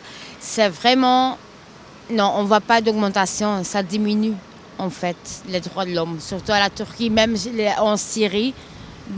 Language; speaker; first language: French; non-native, fluent; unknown